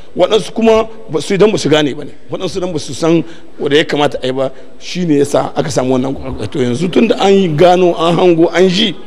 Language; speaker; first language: Hausa; native; Hausa